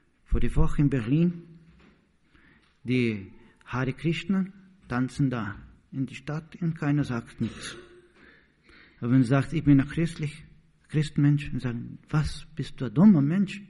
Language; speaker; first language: German; non-native, learner; Portuguese